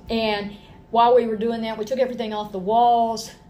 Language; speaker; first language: English; native; English